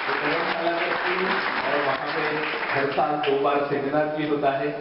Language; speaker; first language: Hindi; non-native, local second language; Marathi